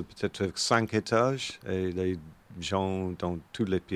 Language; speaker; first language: French; non-native, learner; English